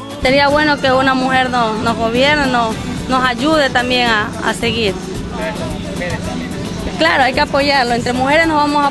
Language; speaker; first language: Spanish; native; Spanish